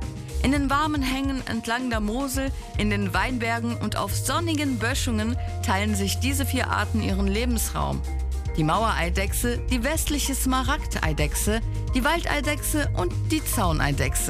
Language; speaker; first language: German; native; German